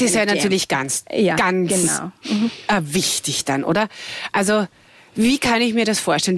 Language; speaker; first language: German; native; German